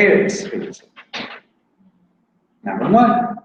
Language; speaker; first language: English; non-native, fluent; Spanish